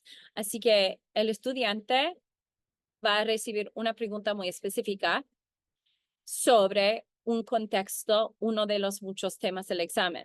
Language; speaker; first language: Spanish; early bilingual, heritage; Spanish